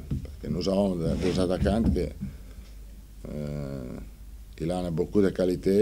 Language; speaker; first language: French; non-native, fluent; Italian